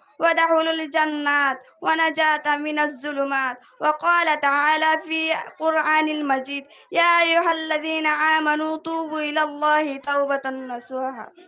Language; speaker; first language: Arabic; non-native, learner; Bangla